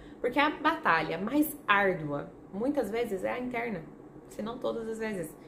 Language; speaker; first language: Portuguese; non-native, fluent; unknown